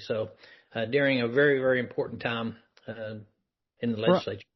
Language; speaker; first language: English; native; English